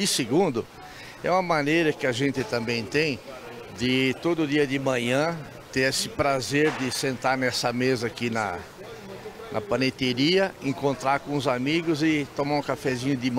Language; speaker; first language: Portuguese; native; Portuguese